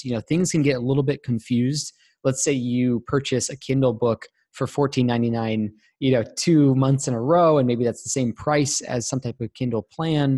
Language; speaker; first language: English; native; English